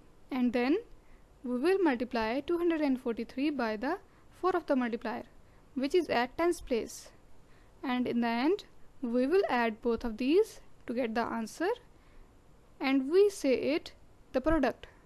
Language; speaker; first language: English; non-native, local second language; Urdu